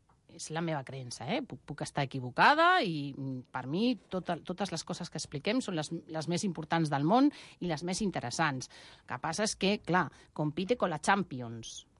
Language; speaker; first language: Catalan; non-native, local second language; Spanish